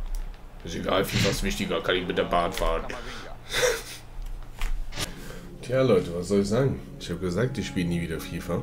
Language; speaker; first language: German; native; German